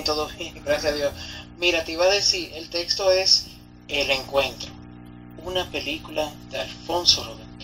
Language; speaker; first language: Spanish; native; Spanish